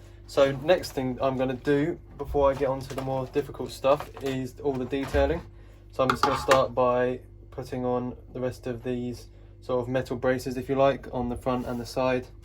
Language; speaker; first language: English; native; English